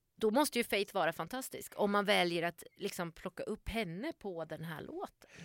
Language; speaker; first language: Swedish; native; Swedish